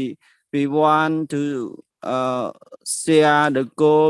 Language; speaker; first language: English; non-native, learner; Khmer